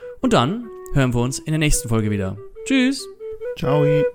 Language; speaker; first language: German; non-native, learner; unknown